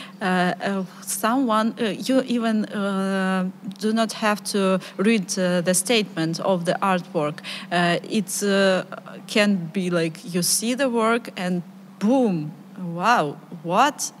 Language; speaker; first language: English; non-native, learner; Ukrainian